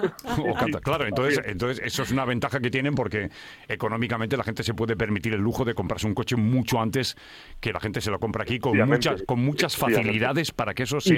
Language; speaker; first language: Spanish; native; Spanish